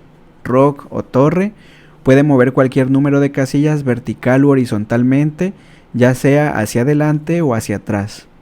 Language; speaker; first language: Spanish; native; Spanish